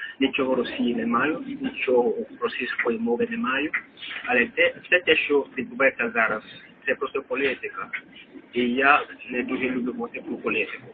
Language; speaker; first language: Ukrainian; non-native, fluent; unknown